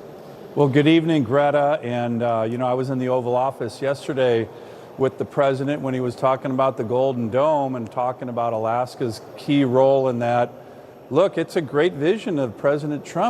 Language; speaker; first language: English; native; English